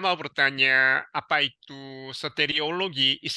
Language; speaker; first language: Indonesian; non-native, learner; Korean